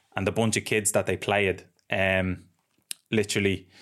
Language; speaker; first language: English; native; English